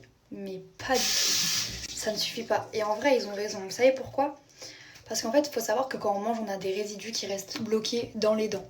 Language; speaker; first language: French; native; French